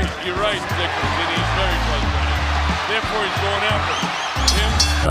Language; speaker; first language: English; native; English